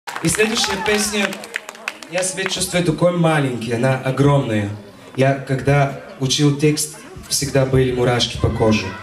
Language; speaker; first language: Russian; non-native, learner; Bulgarian